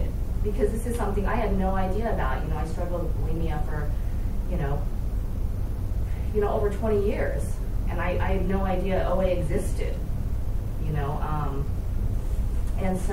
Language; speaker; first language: English; native; English